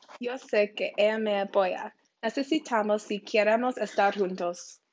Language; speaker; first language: Spanish; non-native, learner; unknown